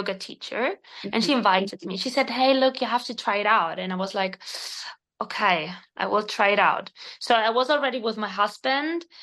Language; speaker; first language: English; non-native, fluent; Spanish